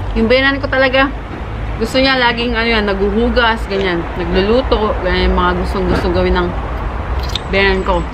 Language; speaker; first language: Filipino; non-native, local second language; Iloko